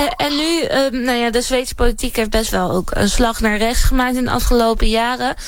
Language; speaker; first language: Dutch; native; Dutch